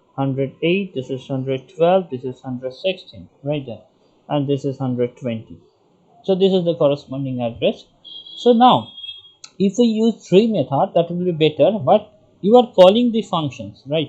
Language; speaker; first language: English; non-native, local second language; Bangla